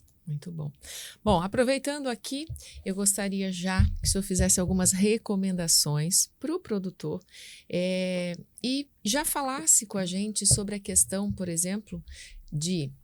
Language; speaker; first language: Portuguese; native; Portuguese